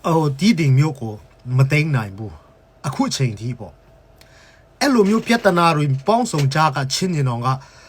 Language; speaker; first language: Burmese; non-native, local second language; Hakha Chin